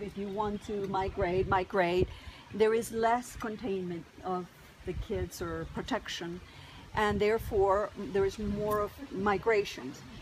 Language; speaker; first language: English; native; English